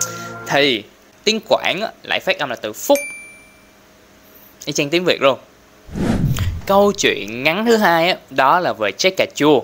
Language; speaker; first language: Vietnamese; non-native, local second language; Cantonese